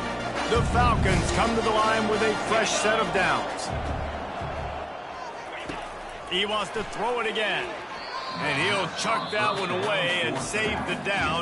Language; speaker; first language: English; native; English